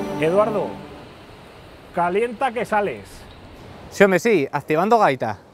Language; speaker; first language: Spanish; native; Spanish